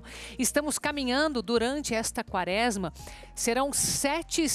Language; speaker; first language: Portuguese; native; Portuguese